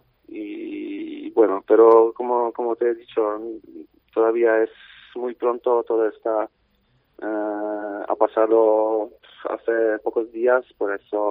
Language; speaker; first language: Spanish; non-native, fluent; Polish